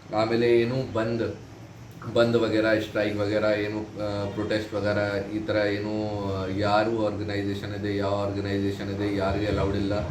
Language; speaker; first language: Kannada; non-native, fluent; Hindi